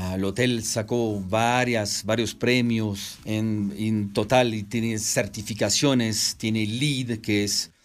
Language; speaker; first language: Spanish; non-native, fluent; French